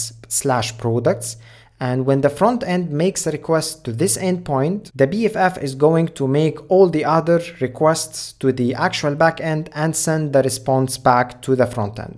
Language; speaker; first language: English; non-native, fluent; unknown